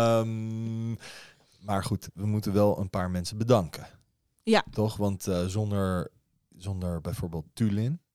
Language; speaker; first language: Dutch; early bilingual, other home language; Persian